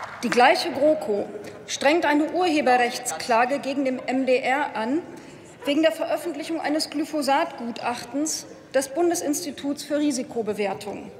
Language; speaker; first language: German; native; German